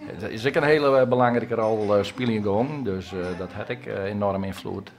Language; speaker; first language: Dutch; non-native, local second language; Western Frisian